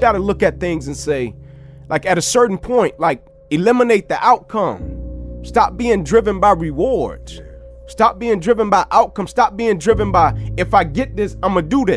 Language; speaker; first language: English; native; English